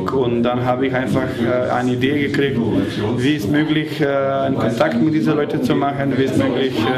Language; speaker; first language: German; non-native, fluent; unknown